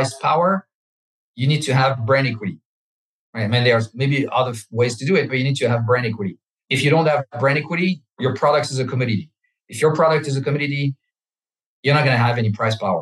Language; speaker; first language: English; non-native, fluent; French